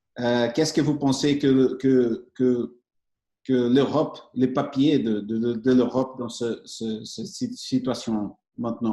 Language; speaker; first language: French; non-native, fluent; Portuguese